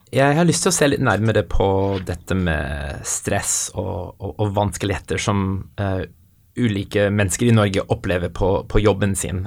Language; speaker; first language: Norwegian; native; Norwegian